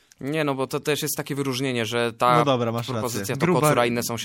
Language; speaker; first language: Polish; native; Polish